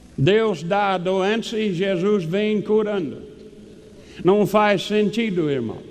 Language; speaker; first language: Portuguese; non-native, fluent; English